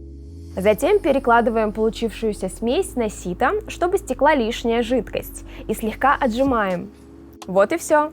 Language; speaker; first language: Russian; native; Russian